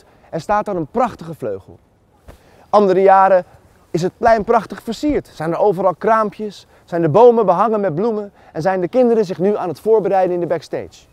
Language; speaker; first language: Dutch; native; Dutch